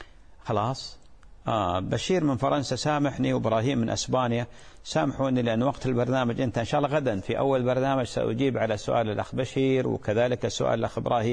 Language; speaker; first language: Arabic; native; Arabic